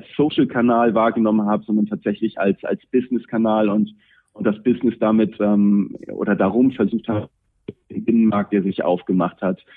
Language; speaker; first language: German; native; German